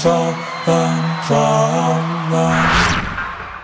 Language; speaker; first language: English; native; English